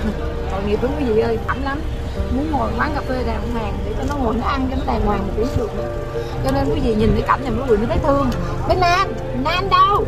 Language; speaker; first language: Vietnamese; native; Vietnamese